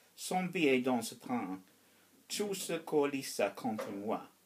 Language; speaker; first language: French; non-native, fluent; English